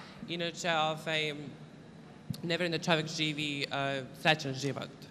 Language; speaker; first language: Serbian; early bilingual, heritage; Serbian